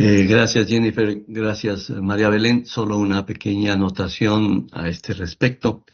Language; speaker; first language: Spanish; native; Spanish